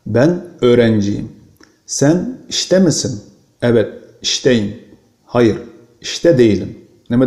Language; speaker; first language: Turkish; non-native, fluent; Uyghur